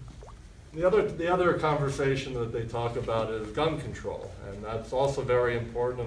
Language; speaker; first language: English; native; English